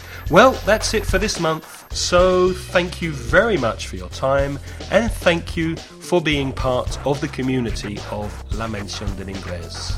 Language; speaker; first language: English; native; English